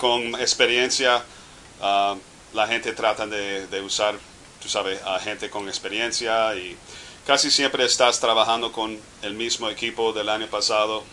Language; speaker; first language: Spanish; non-native, fluent; English